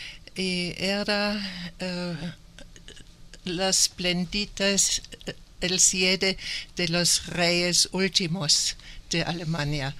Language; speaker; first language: Spanish; non-native, learner; German